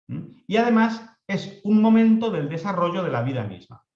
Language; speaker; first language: Spanish; native; Spanish